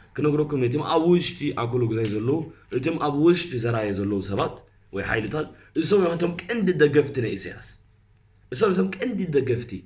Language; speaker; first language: Tigrinya; early bilingual, heritage; Tigrinya